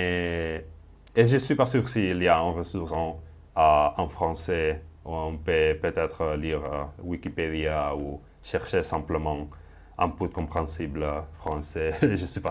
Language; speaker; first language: French; non-native, fluent; Spanish